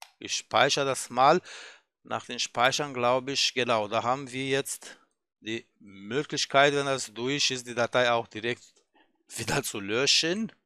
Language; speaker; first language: German; native; German